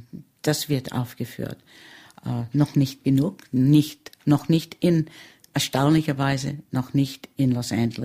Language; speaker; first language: German; early bilingual, heritage; German